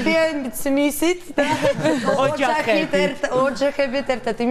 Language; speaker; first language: Georgian; non-native, learner; Russian